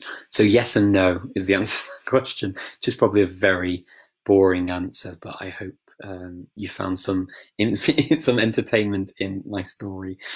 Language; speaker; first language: English; native; English